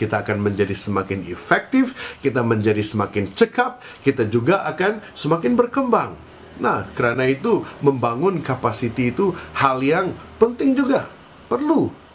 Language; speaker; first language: Malay; non-native, local second language; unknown